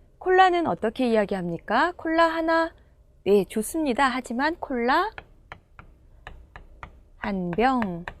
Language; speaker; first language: Korean; non-native, fluent; Indonesian